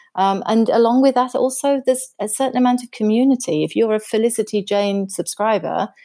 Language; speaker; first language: English; native; English